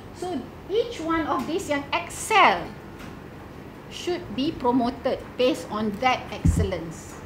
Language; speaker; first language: English; non-native, local second language; Malay